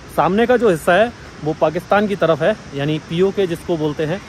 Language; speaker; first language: Hindi; native; Hindi